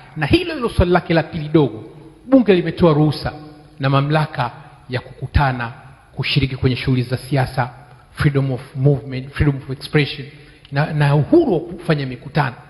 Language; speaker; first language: Swahili; non-native, local second language; Sukuma